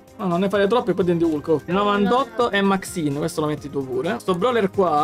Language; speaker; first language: Italian; native; Italian